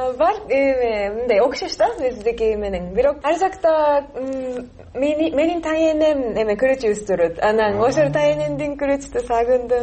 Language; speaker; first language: Kyrgyz; non-native, learner; Japanese